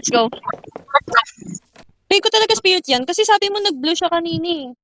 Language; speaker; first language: Filipino; native; Filipino